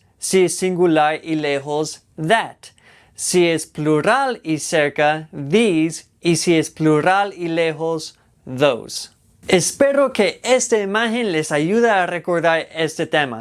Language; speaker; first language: Spanish; non-native, fluent; English